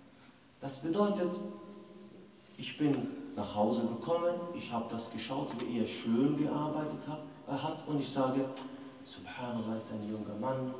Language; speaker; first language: German; non-native, fluent; Arabic